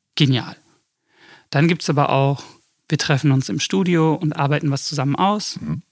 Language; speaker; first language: German; early bilingual, other home language; English